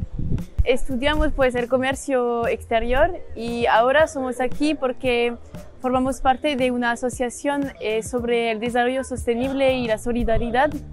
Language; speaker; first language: Spanish; non-native, learner; French